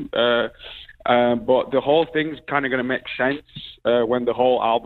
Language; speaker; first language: English; native; English